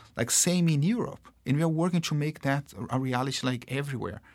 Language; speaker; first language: English; non-native, fluent; Portuguese